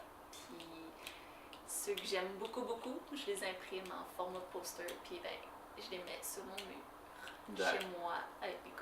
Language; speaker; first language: French; native; French